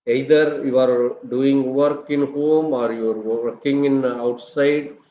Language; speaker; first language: English; non-native, local second language; Tamil